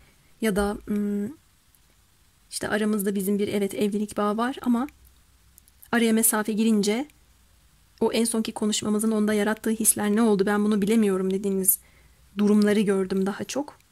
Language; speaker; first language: Turkish; native; Turkish